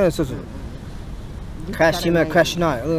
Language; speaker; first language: Japanese; non-native, learner; English